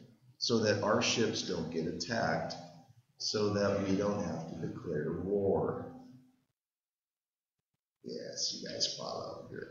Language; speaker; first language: English; native; English